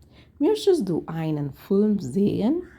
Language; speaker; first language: German; non-native, learner; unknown